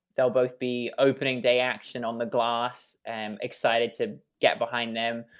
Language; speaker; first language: English; native; English